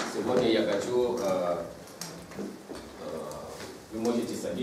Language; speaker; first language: Russian; non-native, learner; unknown